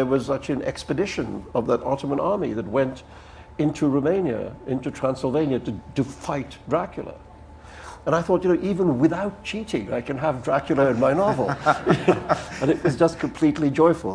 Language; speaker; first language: English; non-native, local second language; Urdu